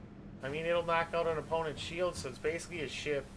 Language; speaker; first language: English; native; English